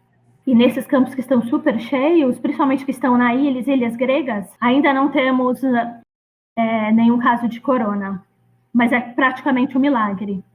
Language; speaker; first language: Portuguese; non-native, fluent; Greek